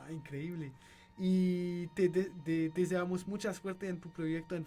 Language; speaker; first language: Spanish; non-native, learner; French